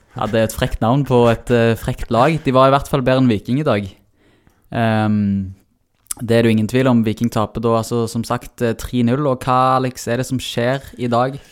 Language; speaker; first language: Norwegian; native; Norwegian